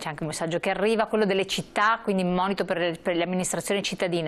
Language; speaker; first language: Italian; native; Italian